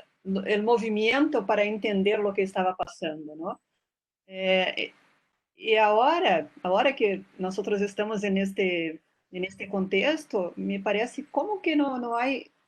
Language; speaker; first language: Spanish; non-native, fluent; Portuguese